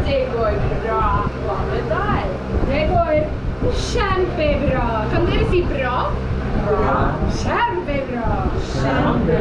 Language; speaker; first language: Norwegian; non-native, fluent; English